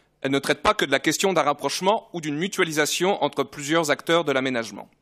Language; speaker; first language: French; native; French